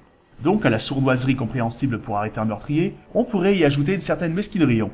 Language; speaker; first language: French; native; French